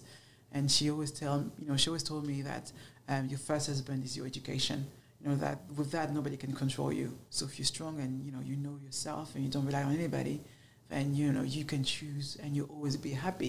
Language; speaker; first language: English; non-native, fluent; French